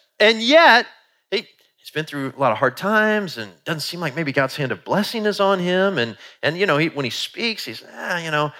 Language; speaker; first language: English; native; English